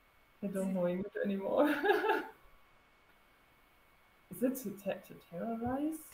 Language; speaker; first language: English; non-native, fluent; German